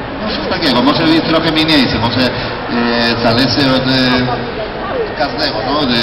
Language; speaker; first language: Polish; non-native, learner; Spanish